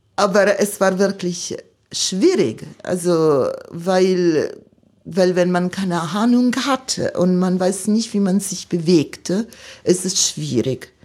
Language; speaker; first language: German; non-native, fluent; Italian